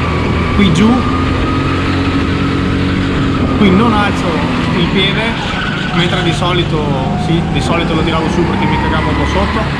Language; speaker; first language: Italian; native; Italian